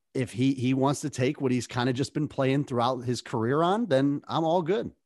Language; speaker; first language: English; native; English